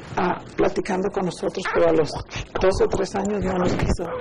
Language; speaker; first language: Spanish; native; Spanish